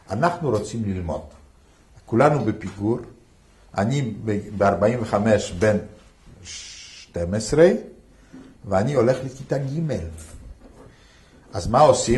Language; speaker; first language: Hebrew; non-native, fluent; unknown